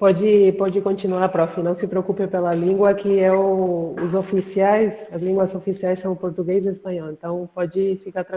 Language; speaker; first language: Portuguese; non-native, fluent; Spanish